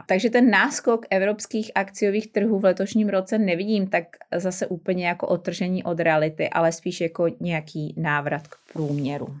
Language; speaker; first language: Czech; native; Czech